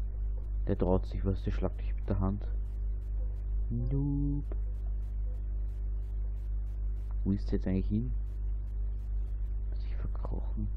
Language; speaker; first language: German; native; German